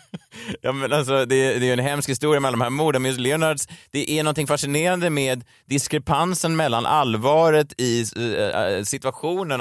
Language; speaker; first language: Swedish; native; Swedish